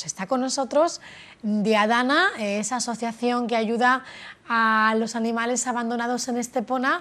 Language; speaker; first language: Spanish; native; Spanish